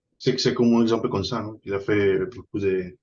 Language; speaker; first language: French; non-native, learner; Spanish